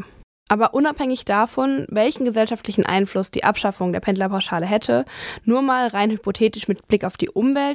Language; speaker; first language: German; native; German